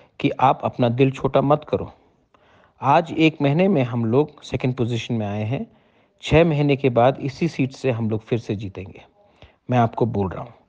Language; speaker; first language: Hindi; non-native, local second language; Kok Borok